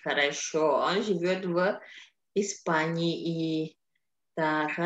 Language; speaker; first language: Russian; non-native, fluent; Indonesian